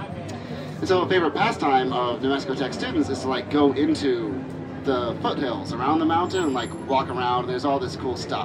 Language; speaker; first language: English; native; English